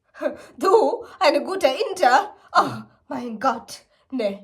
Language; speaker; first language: German; non-native, learner; Malayalam